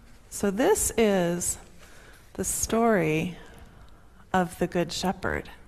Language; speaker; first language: English; native; English